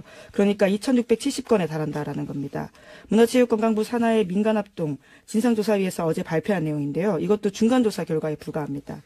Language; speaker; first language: Korean; native; Korean